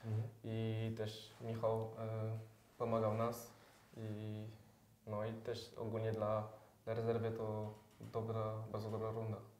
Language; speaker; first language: Polish; early bilingual, heritage; French